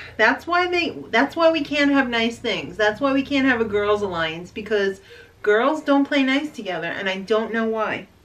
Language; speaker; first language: English; native; English